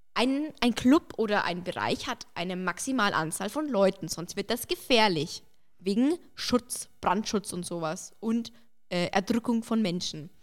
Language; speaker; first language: German; early bilingual, other home language; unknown